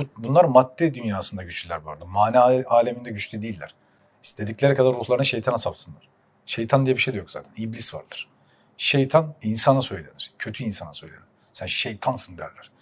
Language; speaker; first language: Turkish; early bilingual, heritage; Turkish